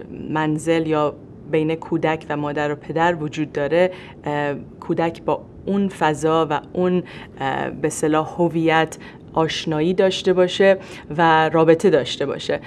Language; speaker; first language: Persian; native; Persian